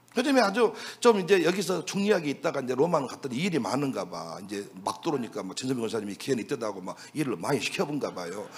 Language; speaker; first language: Korean; native; Korean